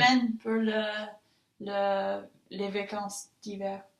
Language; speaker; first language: French; non-native, learner; English